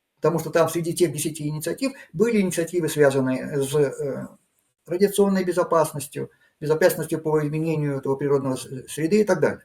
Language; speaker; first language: Russian; native; Russian